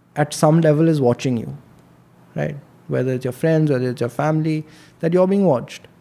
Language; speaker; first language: English; non-native, local second language; Hindi